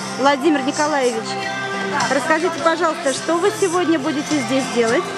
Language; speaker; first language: Russian; native; Russian